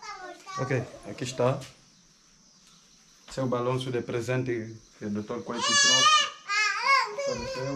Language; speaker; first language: Portuguese; non-native, fluent; Vietnamese